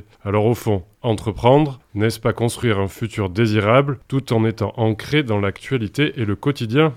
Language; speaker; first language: French; native; French